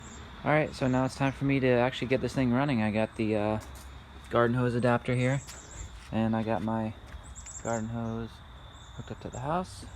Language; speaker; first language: English; native; English